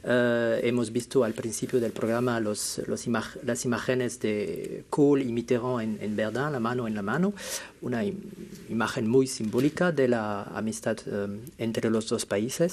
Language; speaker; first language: Spanish; non-native, fluent; French